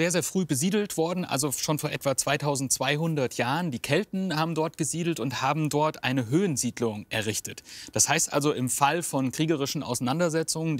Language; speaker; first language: German; native; German